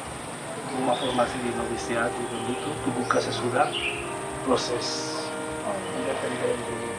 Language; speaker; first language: Indonesian; non-native, fluent; Spanish